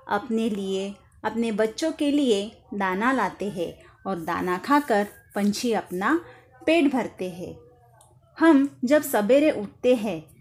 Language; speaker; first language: Hindi; non-native, local second language; Marathi